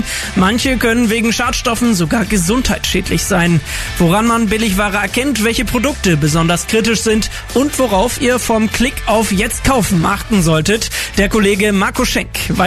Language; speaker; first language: German; native; German